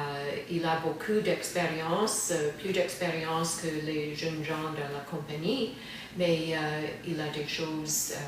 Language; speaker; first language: French; non-native, fluent; English